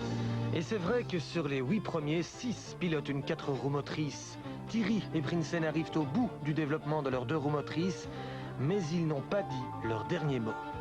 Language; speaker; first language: French; native; French